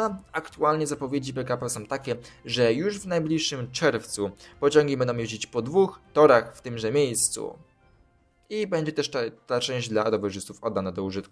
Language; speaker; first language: Polish; native; Polish